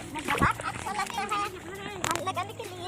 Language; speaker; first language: Hindi; non-native, learner; Bodo